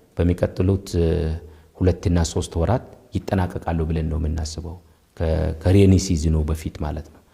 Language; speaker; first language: Amharic; non-native, local second language; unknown